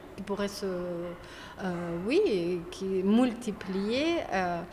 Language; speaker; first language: French; non-native, fluent; Persian